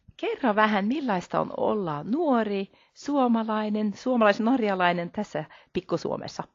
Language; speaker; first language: Finnish; native; Finnish